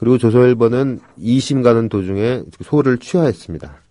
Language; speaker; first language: Korean; native; Korean